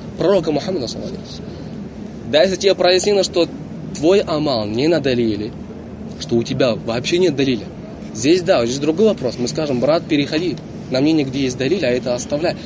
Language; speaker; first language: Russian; non-native, local second language; Kazakh